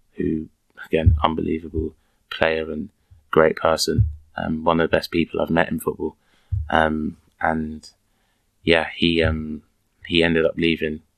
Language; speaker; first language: English; native; English